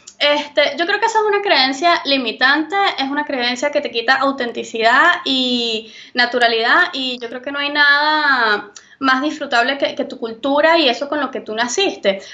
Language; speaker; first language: Spanish; native; Spanish